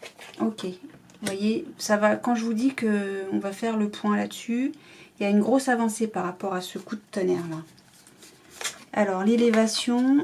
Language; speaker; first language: French; native; French